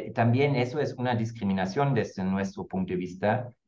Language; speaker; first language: Spanish; non-native, fluent; German